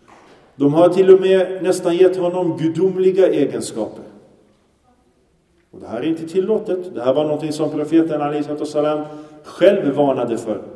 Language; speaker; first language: Swedish; early bilingual, other home language; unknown